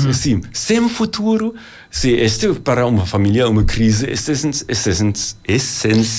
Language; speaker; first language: Portuguese; non-native, learner; German